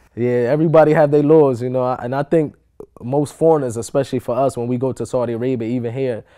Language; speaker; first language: English; native; English